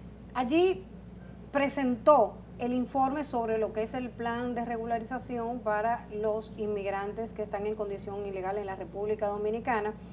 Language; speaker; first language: Spanish; native; Spanish